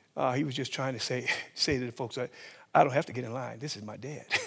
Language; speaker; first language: English; native; English